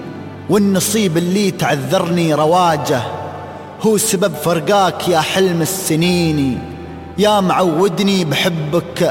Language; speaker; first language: Arabic; native; Arabic